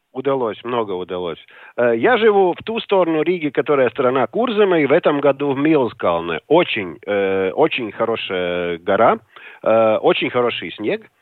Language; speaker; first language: Russian; non-native, local second language; Latvian